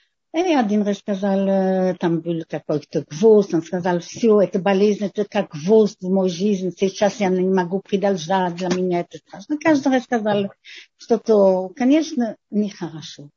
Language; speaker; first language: Russian; non-native, fluent; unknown